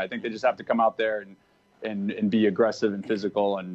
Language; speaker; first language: English; native; English